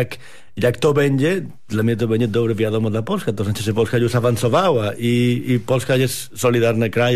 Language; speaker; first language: Polish; non-native, fluent; Spanish